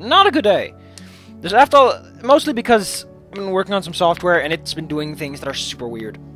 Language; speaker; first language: English; non-native, fluent; Dutch